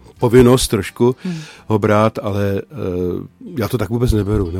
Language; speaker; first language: Czech; native; Czech